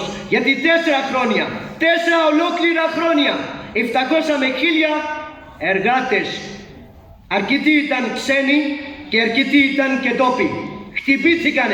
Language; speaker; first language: Greek; non-native, fluent; Urdu